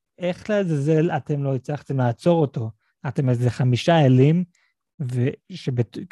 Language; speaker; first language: Hebrew; native; Hebrew